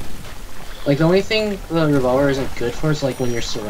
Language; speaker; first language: English; native; English